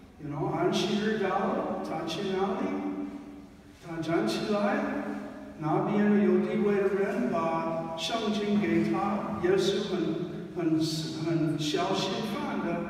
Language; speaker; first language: Chinese; non-native, fluent; English